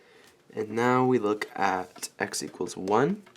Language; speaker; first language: English; native; English